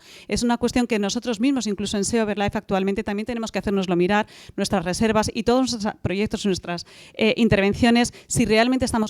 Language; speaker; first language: Spanish; native; Spanish